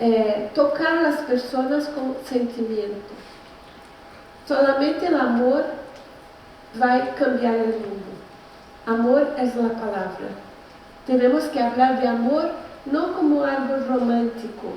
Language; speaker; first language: Spanish; non-native, learner; Portuguese